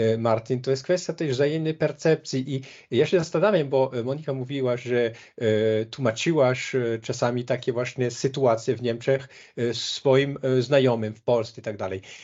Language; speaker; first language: Polish; non-native, fluent; French